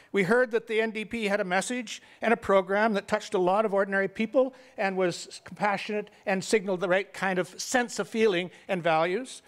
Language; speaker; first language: English; native; English